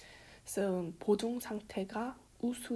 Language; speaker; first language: Korean; early bilingual, heritage; Korean